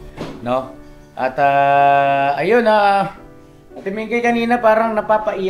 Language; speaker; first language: Filipino; native; Filipino